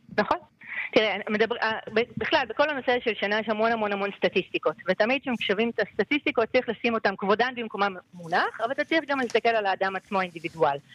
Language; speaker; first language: Hebrew; native; Hebrew